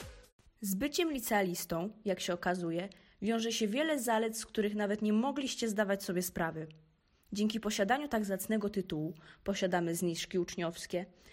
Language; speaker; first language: Polish; native; Polish